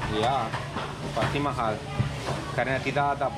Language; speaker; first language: Indonesian; non-native, learner; Romanian